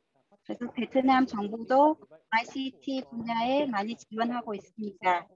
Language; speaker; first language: Korean; non-native, fluent; Vietnamese